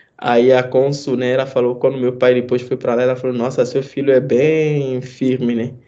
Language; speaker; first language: Portuguese; non-native, fluent; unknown